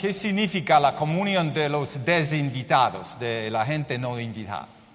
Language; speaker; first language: Spanish; non-native, learner; English